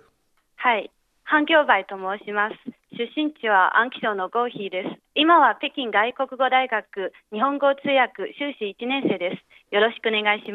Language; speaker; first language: Japanese; non-native, fluent; Chinese